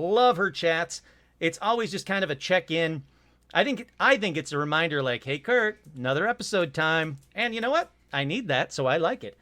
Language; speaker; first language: English; native; English